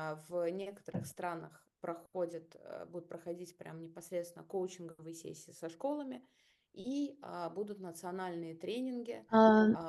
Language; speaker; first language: Russian; native; Russian